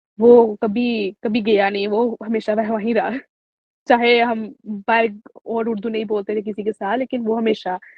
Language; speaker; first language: Urdu; native; Urdu